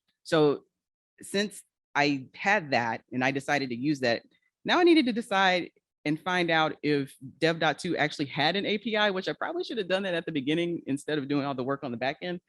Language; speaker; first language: English; native; English